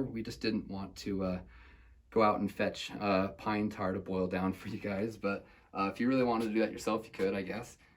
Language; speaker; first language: English; native; English